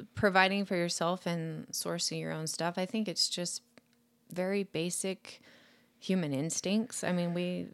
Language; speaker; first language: English; native; English